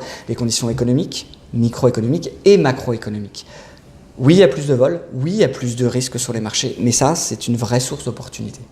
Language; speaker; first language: French; native; French